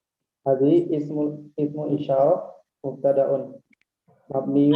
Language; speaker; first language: Arabic; non-native, learner; Indonesian